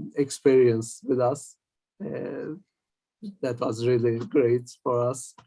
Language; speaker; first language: English; non-native, fluent; Turkish